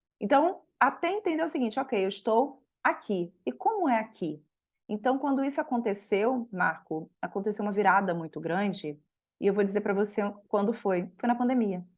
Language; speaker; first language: Portuguese; native; Portuguese